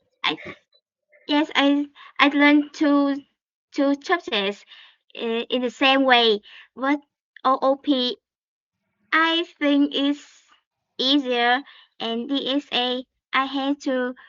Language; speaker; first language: English; non-native, learner; Vietnamese